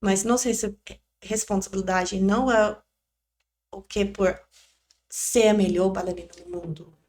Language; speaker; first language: Portuguese; non-native, learner; English